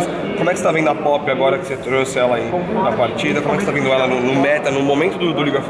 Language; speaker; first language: Portuguese; native; Portuguese